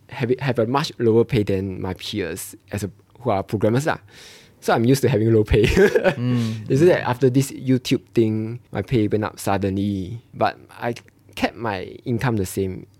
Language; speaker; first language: English; non-native, local second language; Chinese